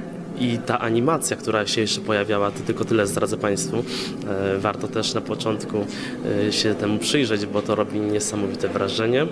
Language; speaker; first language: Polish; early bilingual, other home language; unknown